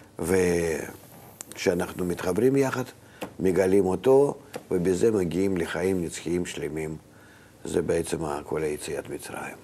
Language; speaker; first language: Hebrew; non-native, fluent; Russian